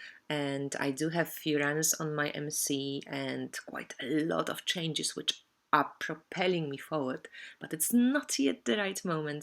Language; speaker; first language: English; non-native, fluent; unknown